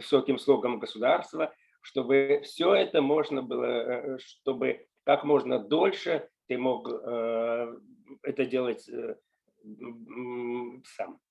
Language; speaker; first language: Russian; native; Russian